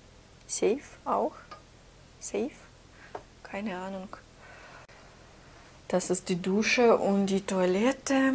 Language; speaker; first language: German; non-native, fluent; Russian